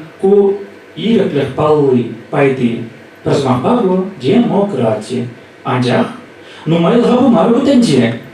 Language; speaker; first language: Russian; non-native, local second language; Chuvash